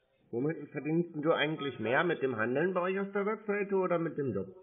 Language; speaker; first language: German; native; German